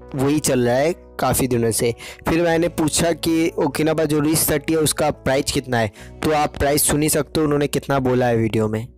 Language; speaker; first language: Hindi; non-native, local second language; Bangla